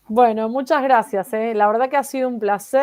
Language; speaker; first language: Spanish; native; Spanish